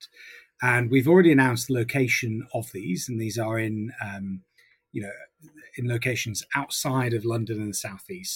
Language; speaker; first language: English; native; English